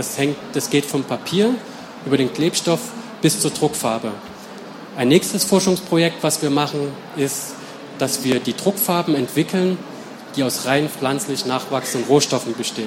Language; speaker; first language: German; native; German